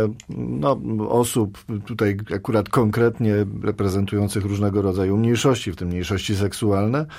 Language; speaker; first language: Polish; native; Polish